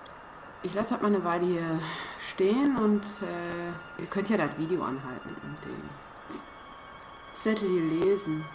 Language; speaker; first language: German; native; German